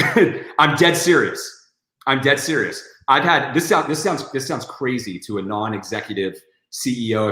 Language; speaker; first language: English; native; English